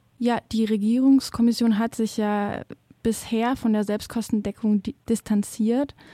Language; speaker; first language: German; native; German